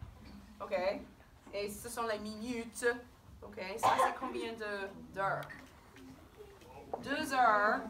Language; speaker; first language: French; non-native, fluent; English